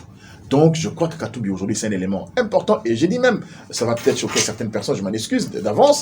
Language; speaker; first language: French; non-native, local second language; Lingala